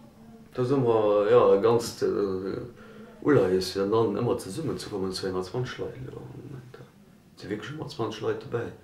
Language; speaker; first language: German; non-native, local second language; Luxembourgish